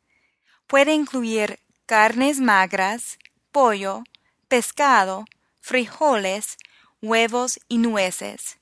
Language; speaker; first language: Spanish; non-native, fluent; English